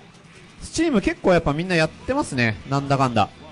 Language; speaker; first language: Japanese; native; Japanese